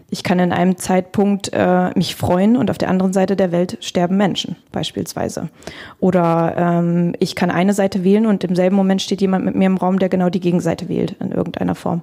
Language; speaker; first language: German; early bilingual, other home language; Russian